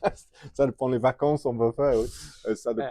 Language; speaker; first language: French; non-native, fluent; English